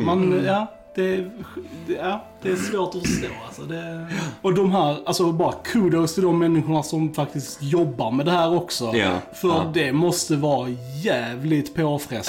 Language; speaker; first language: Swedish; native; Swedish